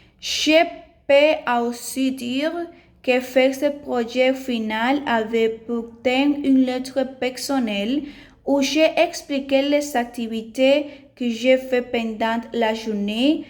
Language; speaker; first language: French; non-native, learner; Spanish